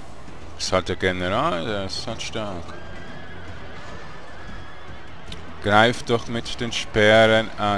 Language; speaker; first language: German; native; German